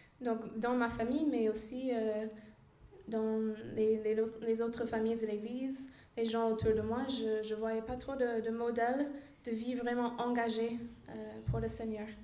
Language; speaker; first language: French; non-native, fluent; English